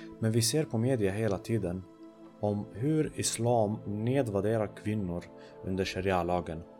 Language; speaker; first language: Swedish; early bilingual, other home language; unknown